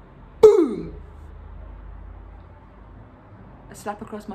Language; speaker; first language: English; native; English